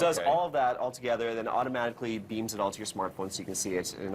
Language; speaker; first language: English; native; English